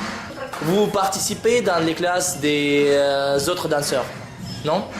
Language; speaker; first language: French; non-native, learner; Russian